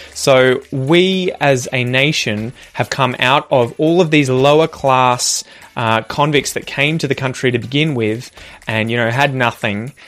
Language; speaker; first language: English; native; English